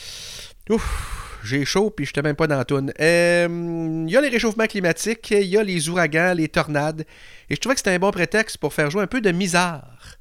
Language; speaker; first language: French; native; French